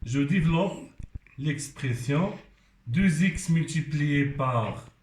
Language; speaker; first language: French; non-native, local second language; Arabic